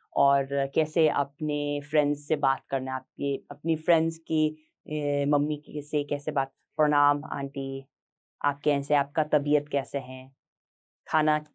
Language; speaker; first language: Hindi; non-native, fluent; English